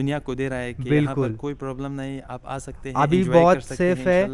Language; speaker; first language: Hindi; non-native, fluent; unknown